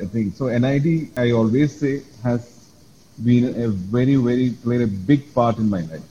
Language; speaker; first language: English; non-native, local second language; Malayalam